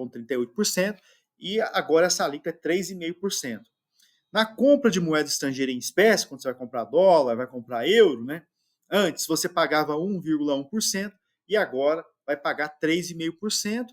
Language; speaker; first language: Portuguese; native; Portuguese